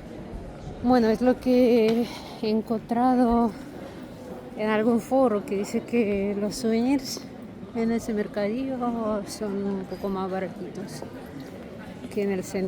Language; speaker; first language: Spanish; non-native, fluent; Russian